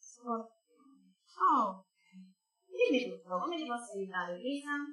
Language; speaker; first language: Italian; native; Italian